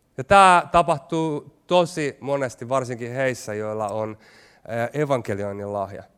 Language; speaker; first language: Finnish; native; Finnish